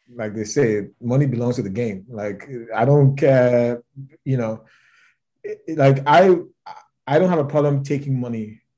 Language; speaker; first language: English; non-native, local second language; Yoruba